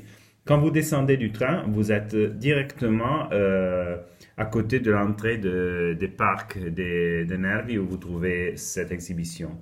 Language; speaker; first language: French; non-native, fluent; Italian